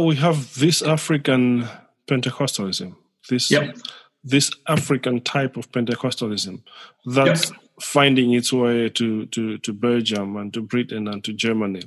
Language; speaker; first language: English; non-native, local second language; Nyanja